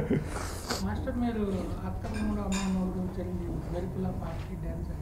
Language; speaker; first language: Telugu; native; Telugu